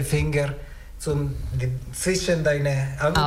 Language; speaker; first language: German; non-native, learner; Italian